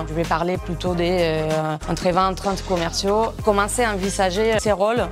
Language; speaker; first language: French; non-native, fluent; Spanish